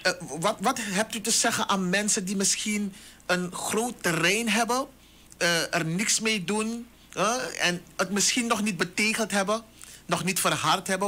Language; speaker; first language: Dutch; native; Dutch